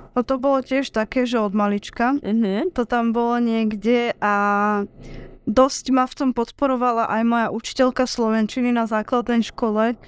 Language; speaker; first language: Slovak; native; Slovak